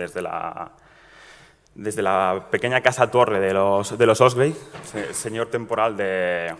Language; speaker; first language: Spanish; native; Spanish